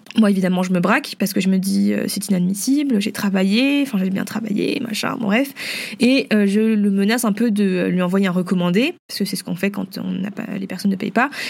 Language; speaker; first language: French; early bilingual, other home language; Vietnamese